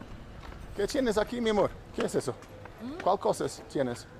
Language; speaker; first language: Spanish; non-native, learner; English